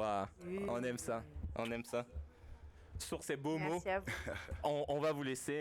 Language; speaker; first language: French; native; French